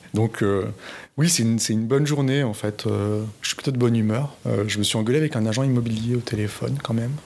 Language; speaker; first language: French; native; French